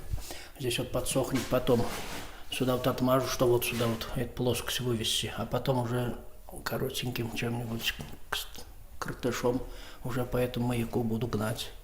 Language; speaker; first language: Russian; native; Russian